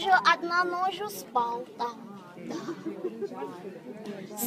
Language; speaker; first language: Russian; non-native, learner; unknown